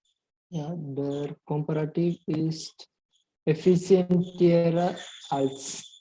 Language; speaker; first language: German; non-native, learner; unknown